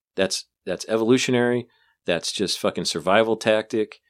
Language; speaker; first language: English; native; English